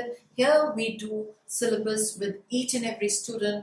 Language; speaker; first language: English; non-native, local second language; Hindi